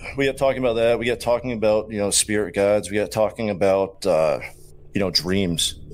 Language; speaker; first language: English; native; English